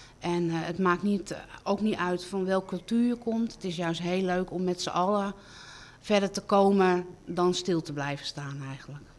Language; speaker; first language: Dutch; native; Dutch